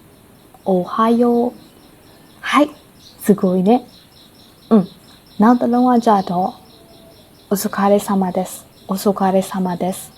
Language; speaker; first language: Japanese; non-native, learner; Burmese